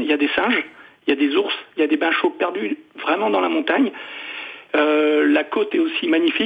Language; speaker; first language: French; native; French